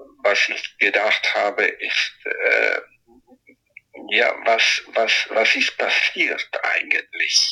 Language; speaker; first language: German; non-native, fluent; Italian